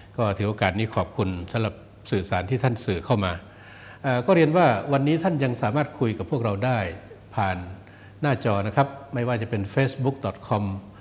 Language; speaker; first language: Thai; native; Thai